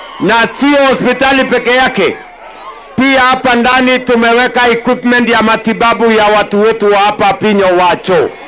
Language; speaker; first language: Swahili; non-native, local second language; Kalenjin